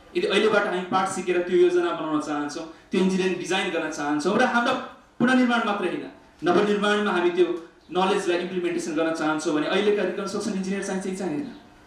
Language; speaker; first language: Nepali; native; Nepali